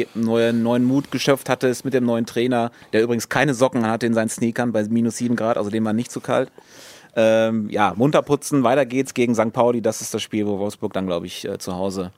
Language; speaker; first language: German; native; German